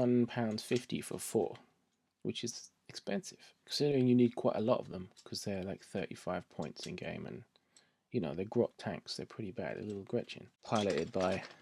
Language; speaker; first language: English; native; English